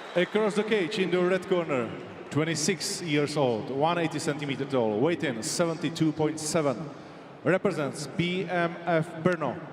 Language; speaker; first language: English; non-native, fluent; Czech